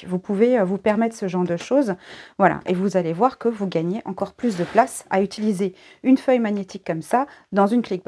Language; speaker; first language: French; native; French